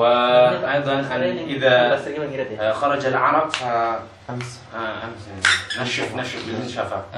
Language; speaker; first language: Arabic; non-native, fluent; Indonesian